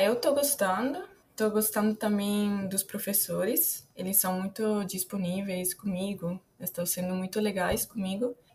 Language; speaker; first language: Portuguese; non-native, fluent; Italian